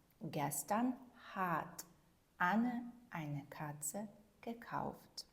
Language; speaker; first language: German; non-native, fluent; Ukrainian